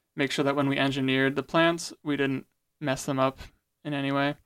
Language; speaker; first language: English; native; English